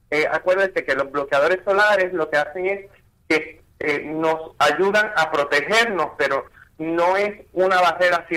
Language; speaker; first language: Spanish; native; Spanish